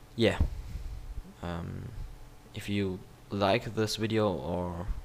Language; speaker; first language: English; non-native, learner; German